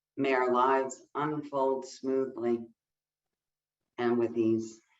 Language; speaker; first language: English; native; English